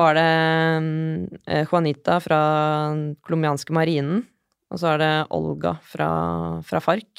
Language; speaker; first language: Norwegian; early bilingual, other home language; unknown